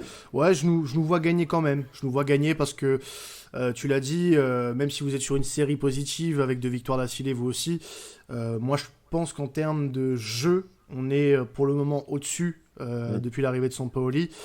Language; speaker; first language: French; native; French